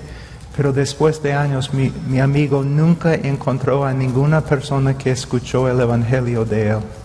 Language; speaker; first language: Spanish; non-native, fluent; English